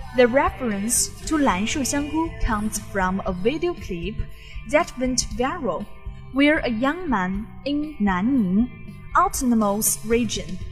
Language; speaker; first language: English; non-native, fluent; Chinese